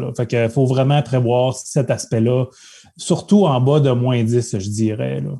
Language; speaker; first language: French; native; French